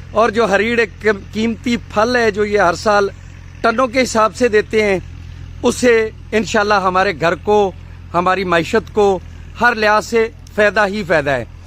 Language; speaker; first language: Urdu; non-native, local second language; Punjabi